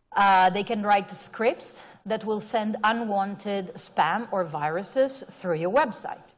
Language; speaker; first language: English; non-native, fluent; Italian